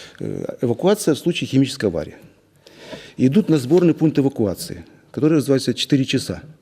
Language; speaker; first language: Russian; native; Russian